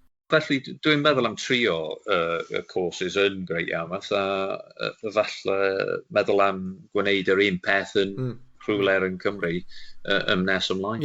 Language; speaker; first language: Welsh; non-native, local second language; English